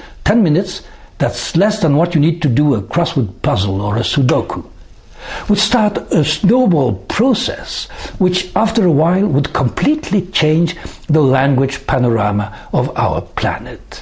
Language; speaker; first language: English; non-native, fluent; French